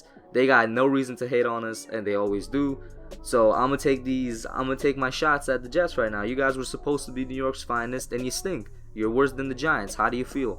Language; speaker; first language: English; native; English